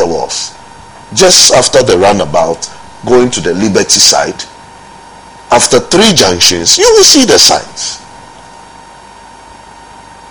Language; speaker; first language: English; non-native, local second language; Ga